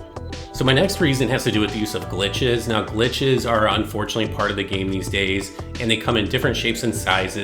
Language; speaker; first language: English; native; English